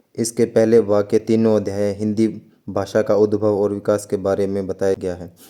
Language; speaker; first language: Hindi; native; Hindi